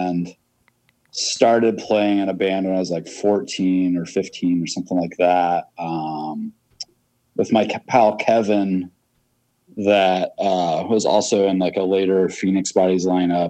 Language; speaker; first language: English; native; English